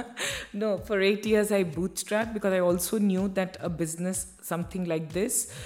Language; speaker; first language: English; non-native, local second language; Hindi